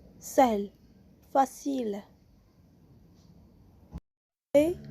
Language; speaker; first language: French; non-native, local second language; Arabic